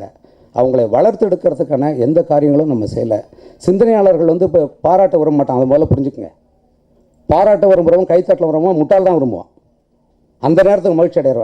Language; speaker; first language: Tamil; native; Tamil